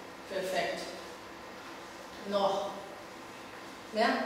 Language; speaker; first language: German; non-native, learner; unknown